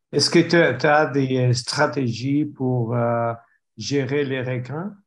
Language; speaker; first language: French; non-native, learner; English